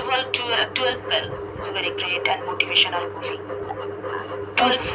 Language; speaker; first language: English; non-native, learner; Bangla